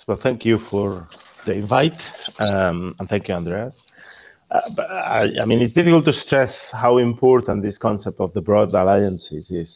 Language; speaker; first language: English; non-native, fluent; Spanish